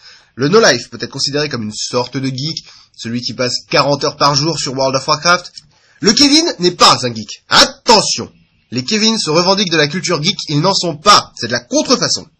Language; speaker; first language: French; native; French